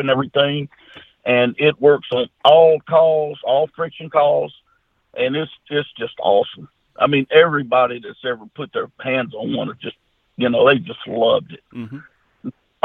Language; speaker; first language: English; native; English